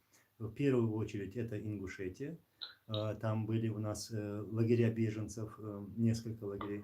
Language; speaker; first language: Russian; non-native, local second language; Chechen